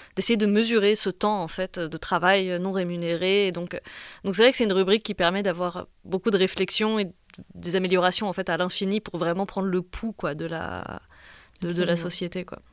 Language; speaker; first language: French; native; French